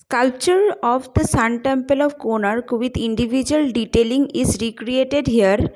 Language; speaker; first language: English; non-native, local second language; Bangla